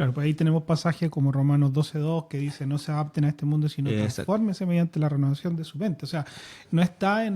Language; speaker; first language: Spanish; native; Spanish